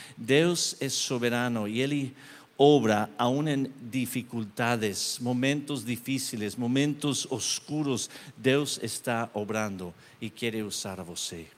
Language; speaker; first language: Portuguese; non-native, learner; Spanish